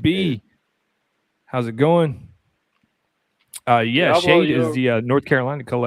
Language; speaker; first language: English; native; English